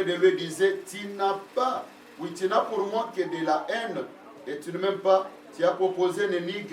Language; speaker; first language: French; non-native, local second language; Lingala